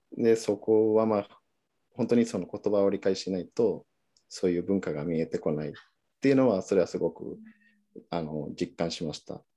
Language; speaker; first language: Japanese; non-native, fluent; Spanish